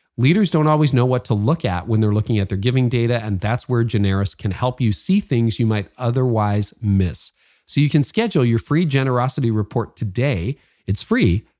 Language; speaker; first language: English; native; English